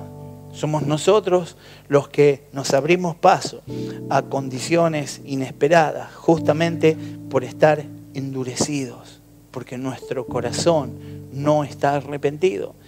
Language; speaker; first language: Spanish; native; Spanish